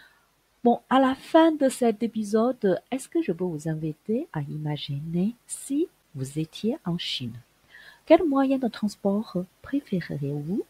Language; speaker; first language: French; non-native, fluent; Chinese